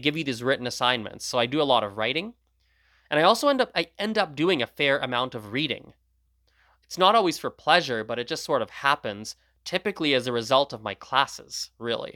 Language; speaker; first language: English; early bilingual, other home language; Gujarati